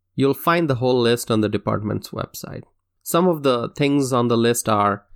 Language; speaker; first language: English; non-native, local second language; Bangla